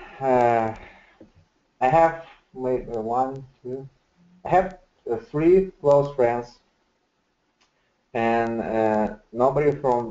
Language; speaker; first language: English; non-native, learner; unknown